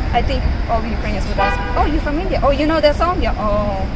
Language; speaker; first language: English; non-native, fluent; Ukrainian